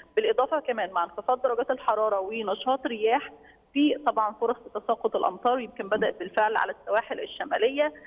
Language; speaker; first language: Egyptian Arabic; native; Egyptian Arabic